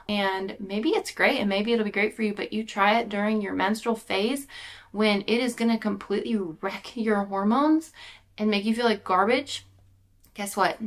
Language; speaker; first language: English; native; English